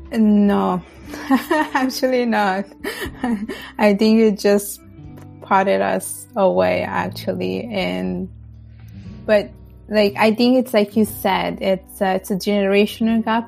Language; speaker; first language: English; non-native, fluent; Bangla